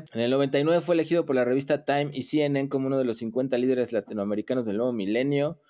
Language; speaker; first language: Spanish; native; Spanish